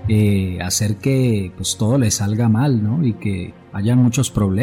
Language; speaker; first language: Spanish; native; Spanish